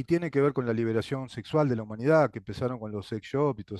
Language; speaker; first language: Spanish; native; Spanish